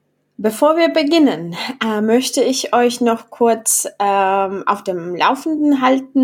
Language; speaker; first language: German; non-native, fluent; Czech